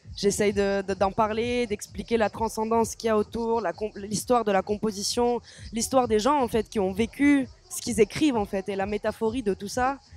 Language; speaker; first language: French; native; French